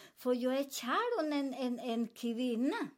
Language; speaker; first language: Swedish; non-native, fluent; Spanish